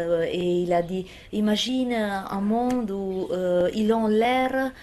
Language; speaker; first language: French; non-native, fluent; Italian